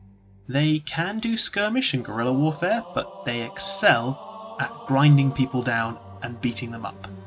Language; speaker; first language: English; native; English